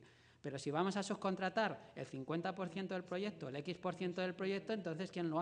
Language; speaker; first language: Spanish; native; Spanish